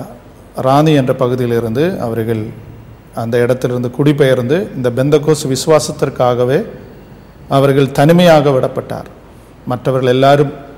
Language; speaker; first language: Tamil; native; Tamil